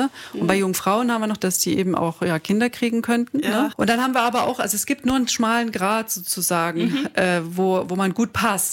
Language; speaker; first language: German; native; German